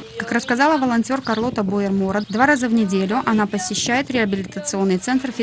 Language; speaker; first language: Russian; native; Russian